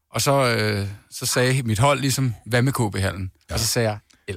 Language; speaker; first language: Danish; native; Danish